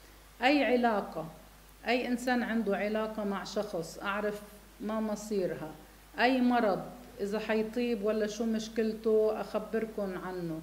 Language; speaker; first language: Arabic; native; Arabic